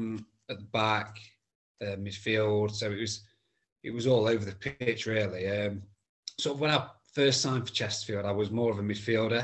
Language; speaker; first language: English; native; English